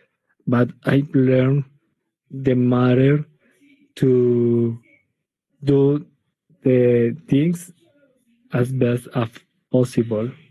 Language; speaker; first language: English; non-native, learner; Spanish